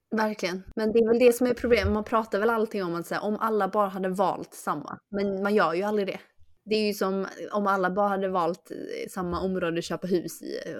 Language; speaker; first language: Swedish; early bilingual, other home language; Chinese